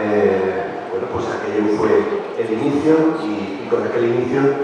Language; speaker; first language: Spanish; native; Spanish